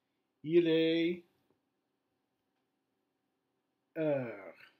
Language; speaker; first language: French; non-native, fluent; English